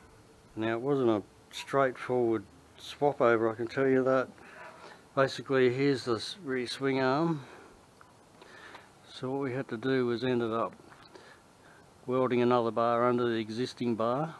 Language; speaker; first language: English; native; English